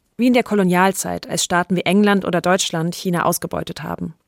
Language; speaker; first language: German; native; German